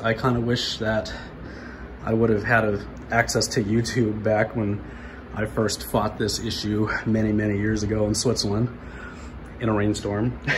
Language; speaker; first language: English; native; English